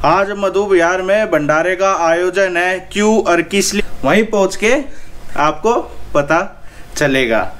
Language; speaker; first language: Hindi; native; Hindi